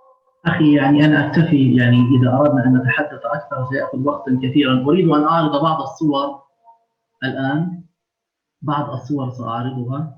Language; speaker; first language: Arabic; native; Arabic